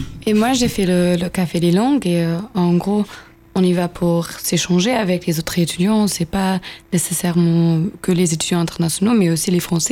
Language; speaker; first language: French; non-native, fluent; German